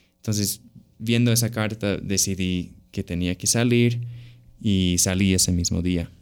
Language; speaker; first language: Spanish; non-native, fluent; English